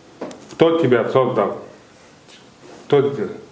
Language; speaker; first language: Russian; non-native, learner; Kyrgyz